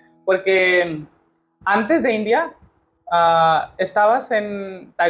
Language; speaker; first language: Spanish; non-native, learner; Hindi